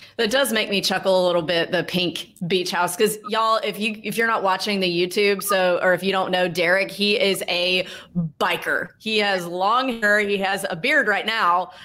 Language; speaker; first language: English; native; English